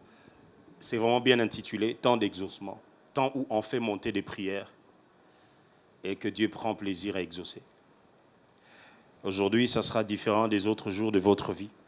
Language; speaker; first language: French; non-native, local second language; Lingala